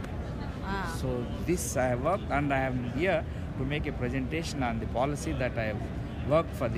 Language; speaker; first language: English; non-native, local second language; Telugu